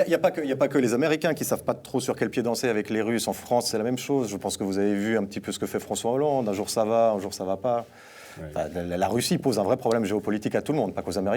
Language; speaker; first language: French; native; French